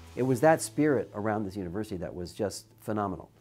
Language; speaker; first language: English; native; English